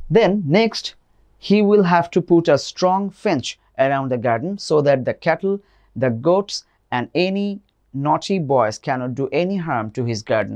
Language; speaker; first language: English; non-native, local second language; Bangla